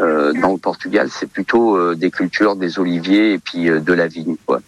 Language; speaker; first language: French; early bilingual, other home language; Portuguese